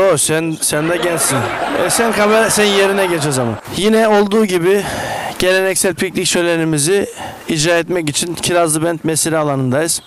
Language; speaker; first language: Turkish; native; Turkish